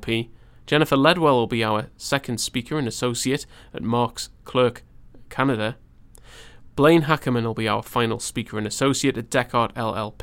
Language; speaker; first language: English; native; English